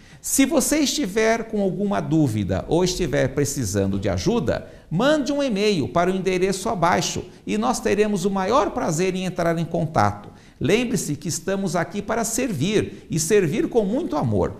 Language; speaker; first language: Portuguese; native; Portuguese